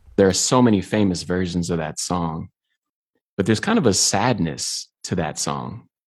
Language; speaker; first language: English; native; English